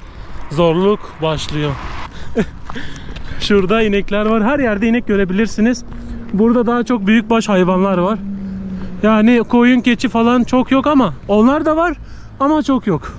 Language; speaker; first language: Turkish; native; Turkish